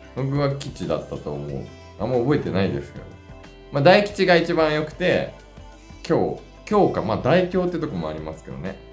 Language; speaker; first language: Japanese; native; Japanese